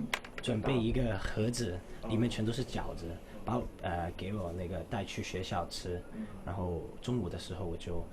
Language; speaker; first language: Chinese; non-native, local second language; Cantonese